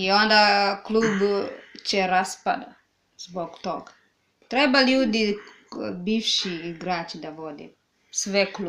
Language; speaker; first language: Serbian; non-native, learner; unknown